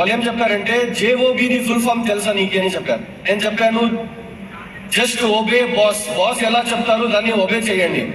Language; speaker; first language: Telugu; non-native, local second language; Urdu